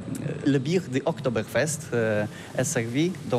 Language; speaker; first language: French; non-native, learner; Polish